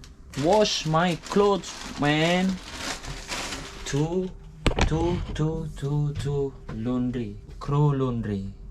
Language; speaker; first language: English; non-native, learner; Indonesian